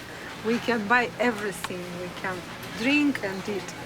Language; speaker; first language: English; non-native, learner; Russian